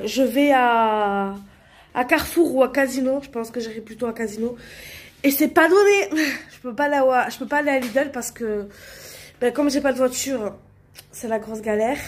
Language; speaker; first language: French; native; French